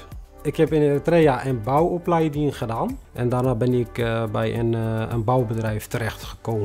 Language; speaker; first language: Dutch; non-native, fluent; Tigrinya